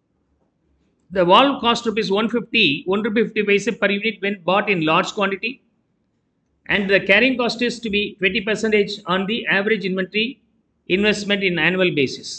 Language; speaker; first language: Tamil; native; Tamil